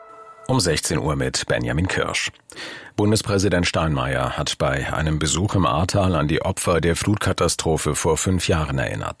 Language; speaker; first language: German; native; German